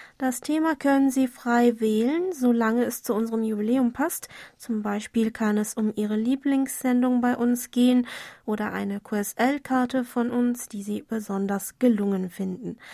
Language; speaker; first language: German; non-native, fluent; Korean